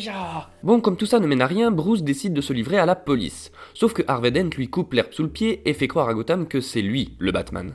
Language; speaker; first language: French; native; French